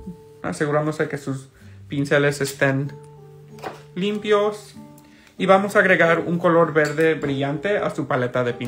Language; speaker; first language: Spanish; early bilingual, heritage; Spanish